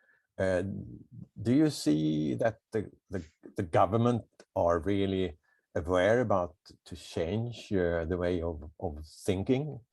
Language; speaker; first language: English; non-native, fluent; Swedish